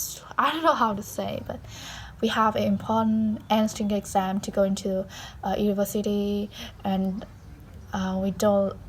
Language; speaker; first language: English; non-native, learner; Vietnamese